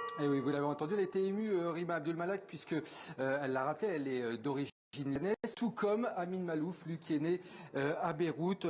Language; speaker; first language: French; native; French